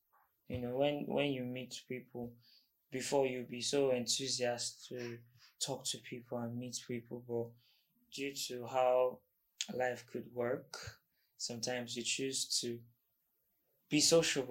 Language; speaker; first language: English; non-native, local second language; Igbo